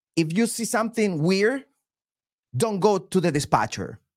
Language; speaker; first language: English; non-native, fluent; Spanish